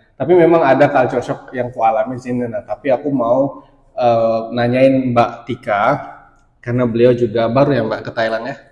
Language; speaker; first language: Indonesian; native; Indonesian